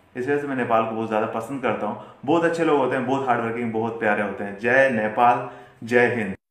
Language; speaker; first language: Hindi; native; Hindi